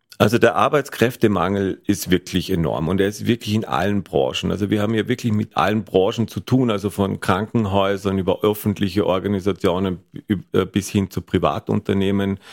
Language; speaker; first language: German; native; German